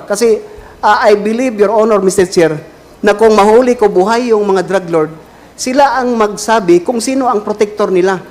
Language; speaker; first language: Filipino; non-native, local second language; Cebuano